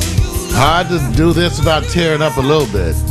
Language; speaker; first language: English; native; English